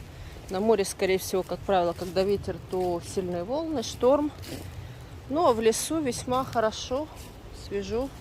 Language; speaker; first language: Russian; native; Russian